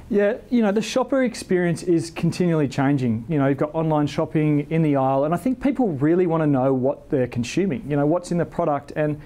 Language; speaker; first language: English; native; English